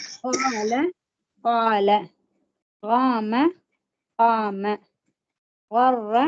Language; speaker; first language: Arabic; non-native, learner; Tamil